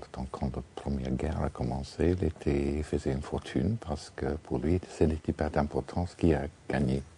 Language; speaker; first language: French; non-native, fluent; English